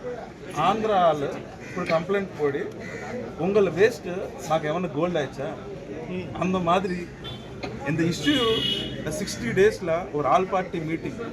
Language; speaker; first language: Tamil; non-native, local second language; Telugu